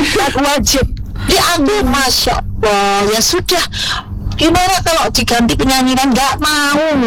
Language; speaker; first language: Indonesian; non-native, local second language; Javanese